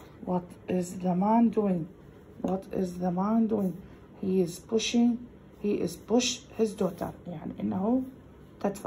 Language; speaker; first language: English; non-native, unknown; Arabic